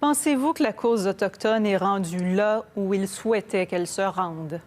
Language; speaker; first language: French; native; French